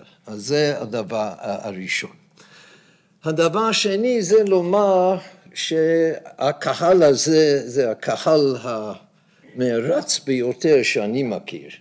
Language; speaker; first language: Hebrew; non-native, fluent; English